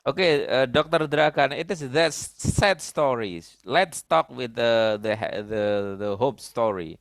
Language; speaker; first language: English; non-native, learner; Indonesian